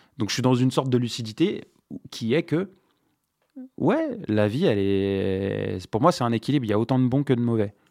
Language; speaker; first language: French; non-native, local second language; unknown